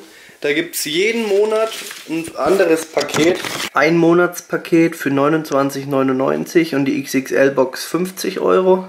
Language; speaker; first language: German; native; German